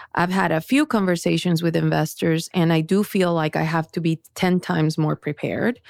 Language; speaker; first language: English; early bilingual, other home language; Spanish